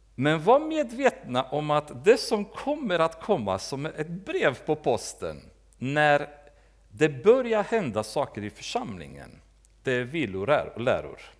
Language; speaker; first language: Swedish; native; Swedish